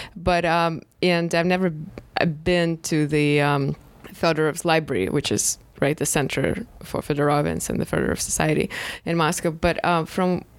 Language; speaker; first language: English; non-native, fluent; Russian